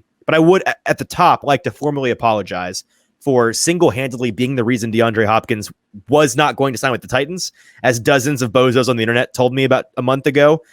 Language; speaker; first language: English; native; English